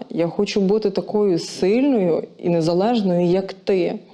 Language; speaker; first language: Ukrainian; native; Ukrainian